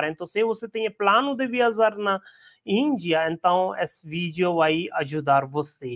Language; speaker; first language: Portuguese; non-native, learner; Hindi